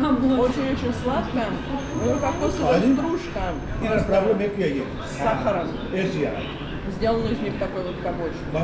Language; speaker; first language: Russian; native; Russian